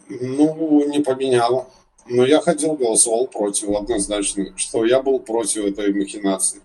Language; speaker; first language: Russian; native; Russian